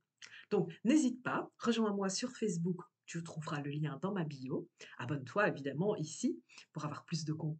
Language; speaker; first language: French; native; French